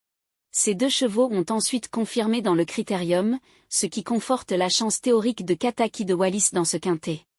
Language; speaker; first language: French; native; French